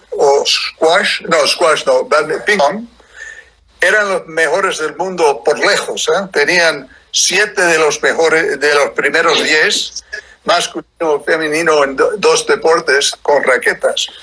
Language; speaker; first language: Spanish; non-native, fluent; English